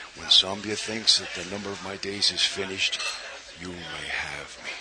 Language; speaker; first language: English; native; English